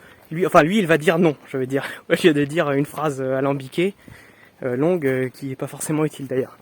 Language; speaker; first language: French; native; French